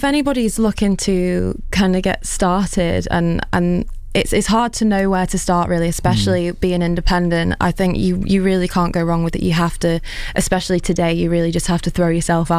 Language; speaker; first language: English; native; English